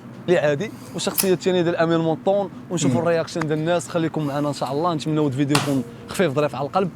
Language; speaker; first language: Arabic; native; Arabic